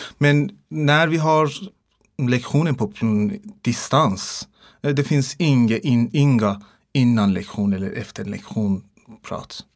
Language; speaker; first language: Swedish; non-native, learner; Persian